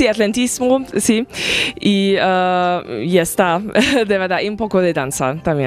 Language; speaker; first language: Spanish; non-native, fluent; German